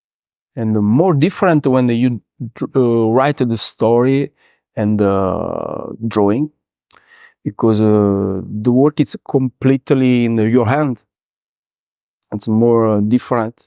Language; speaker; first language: English; non-native, learner; Italian